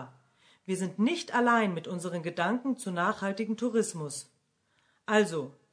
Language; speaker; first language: German; native; German